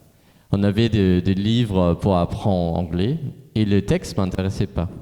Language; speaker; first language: French; non-native, fluent; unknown